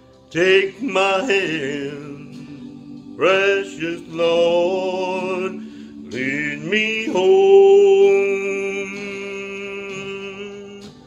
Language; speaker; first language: English; native; English